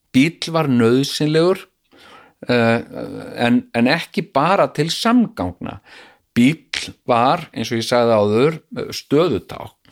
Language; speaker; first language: Icelandic; native; Icelandic